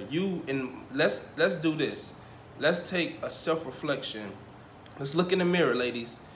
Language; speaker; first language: English; native; English